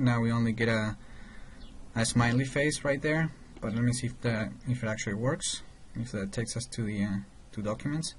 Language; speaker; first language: English; non-native, fluent; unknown